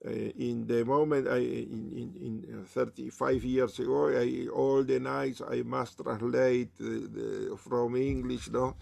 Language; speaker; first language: English; non-native, learner; Spanish